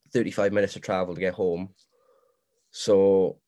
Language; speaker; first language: English; native; English